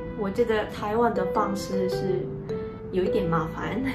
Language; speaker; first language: Chinese; non-native, learner; Korean